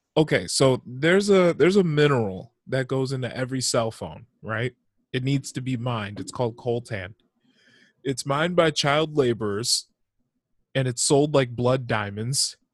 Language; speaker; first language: English; native; English